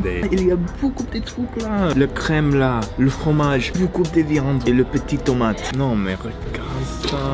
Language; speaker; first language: French; non-native, learner; English